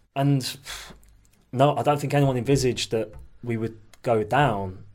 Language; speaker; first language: English; native; English